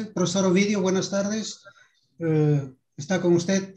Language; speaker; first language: Spanish; native; Spanish